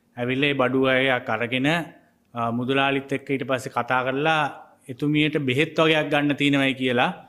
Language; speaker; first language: Sinhala; native; Sinhala